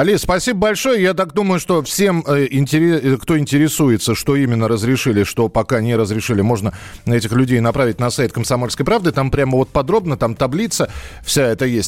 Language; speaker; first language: Russian; native; Russian